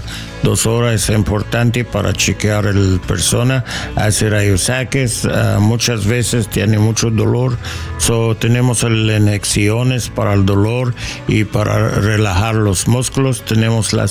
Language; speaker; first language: Spanish; non-native, learner; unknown